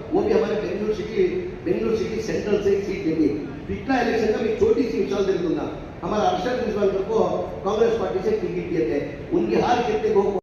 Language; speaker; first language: Hindi; native; Hindi